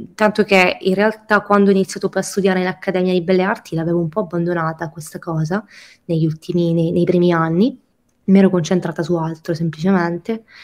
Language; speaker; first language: Italian; native; Italian